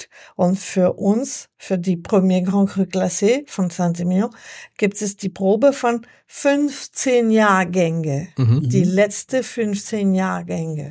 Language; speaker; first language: German; non-native, learner; French